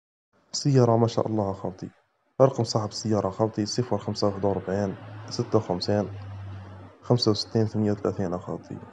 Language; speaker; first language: Arabic; native; Arabic